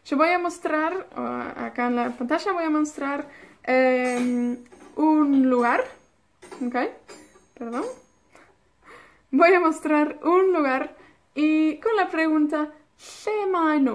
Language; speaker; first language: Spanish; non-native, fluent; Welsh